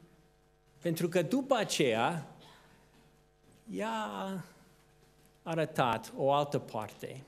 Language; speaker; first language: Romanian; non-native, fluent; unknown